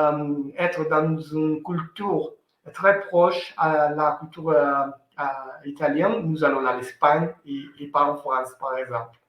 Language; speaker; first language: French; non-native, fluent; Italian